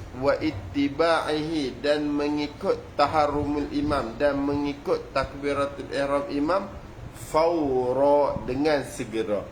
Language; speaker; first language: Malay; native; Malay